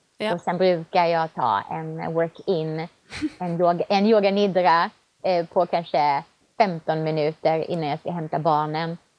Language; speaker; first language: Swedish; native; Swedish